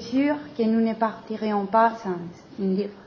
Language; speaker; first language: French; non-native, learner; Spanish